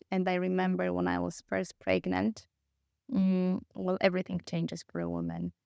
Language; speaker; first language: English; non-native, fluent; Polish